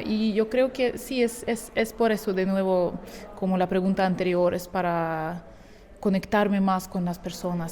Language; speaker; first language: Spanish; non-native, fluent; Ukrainian